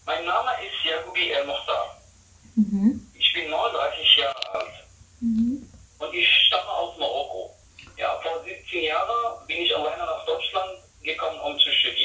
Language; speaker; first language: German; non-native, learner; Arabic